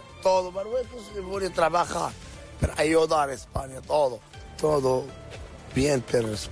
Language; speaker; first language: Spanish; non-native, learner; Arabic